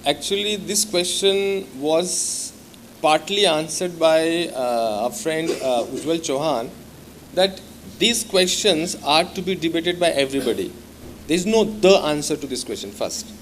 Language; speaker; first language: English; non-native, local second language; Marathi